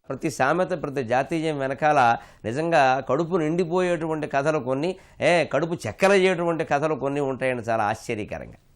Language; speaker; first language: Telugu; native; Telugu